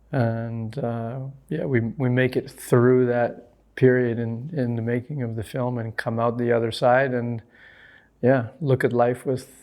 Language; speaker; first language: English; native; English